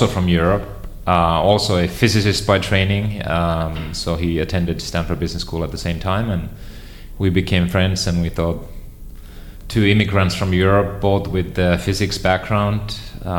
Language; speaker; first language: English; non-native, fluent; Finnish